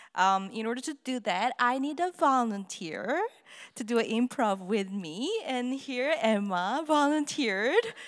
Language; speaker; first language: English; non-native, fluent; Korean